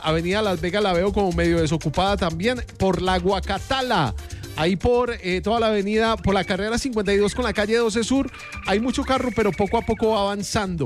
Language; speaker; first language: Spanish; native; Spanish